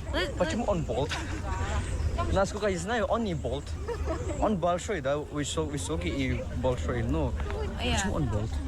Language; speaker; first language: Russian; non-native, learner; Indonesian